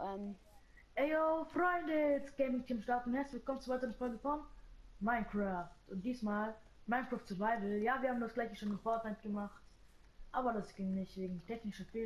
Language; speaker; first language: German; native; German